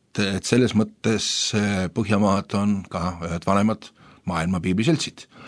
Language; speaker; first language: Estonian; native; Estonian